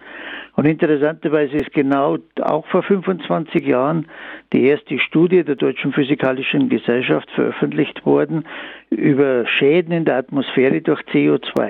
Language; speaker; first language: German; native; German